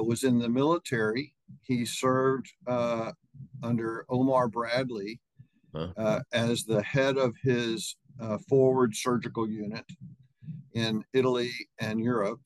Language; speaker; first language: English; native; English